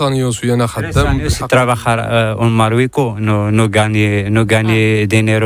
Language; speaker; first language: Spanish; non-native, learner; Arabic